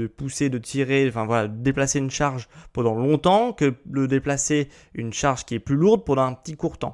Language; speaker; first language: French; native; French